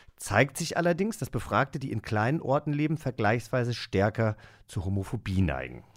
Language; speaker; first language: German; native; German